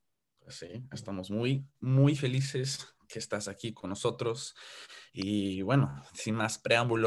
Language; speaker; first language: Spanish; non-native, fluent; English